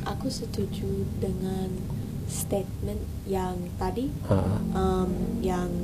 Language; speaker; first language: Indonesian; early bilingual, heritage; English